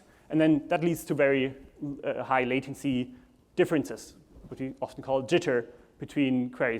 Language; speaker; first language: English; non-native, fluent; German